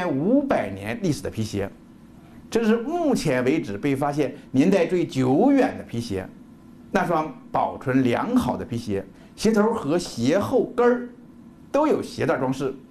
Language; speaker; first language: Chinese; native; Chinese